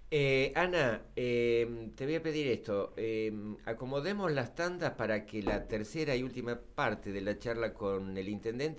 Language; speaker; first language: Spanish; native; Spanish